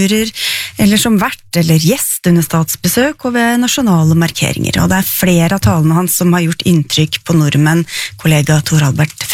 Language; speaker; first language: Norwegian; native; Norwegian